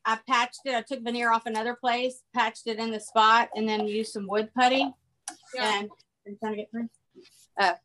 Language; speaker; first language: English; native; English